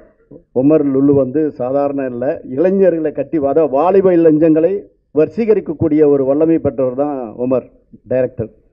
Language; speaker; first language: Tamil; native; Tamil